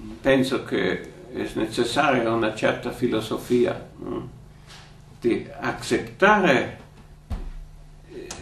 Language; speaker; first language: Italian; non-native, fluent; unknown